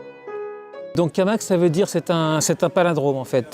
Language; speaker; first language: French; native; French